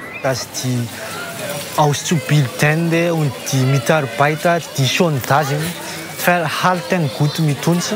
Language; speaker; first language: German; non-native, learner; Malagasy